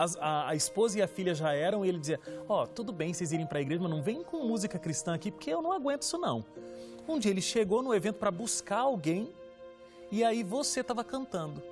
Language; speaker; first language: Portuguese; native; Portuguese